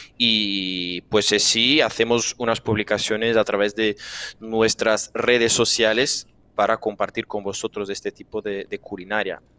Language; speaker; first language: Spanish; non-native, fluent; Portuguese